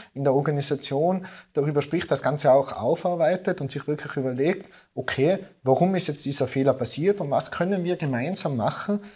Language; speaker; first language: German; native; German